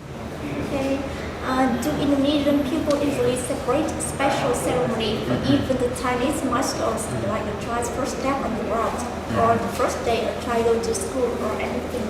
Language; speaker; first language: English; non-native, fluent; Vietnamese